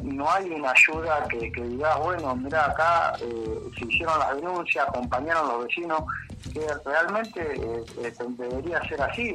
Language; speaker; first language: Spanish; native; Spanish